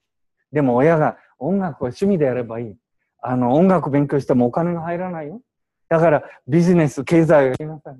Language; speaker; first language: Japanese; native; Japanese